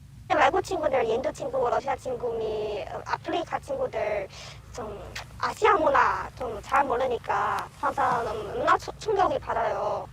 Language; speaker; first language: Korean; non-native, learner; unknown